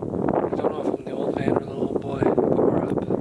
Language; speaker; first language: English; native; English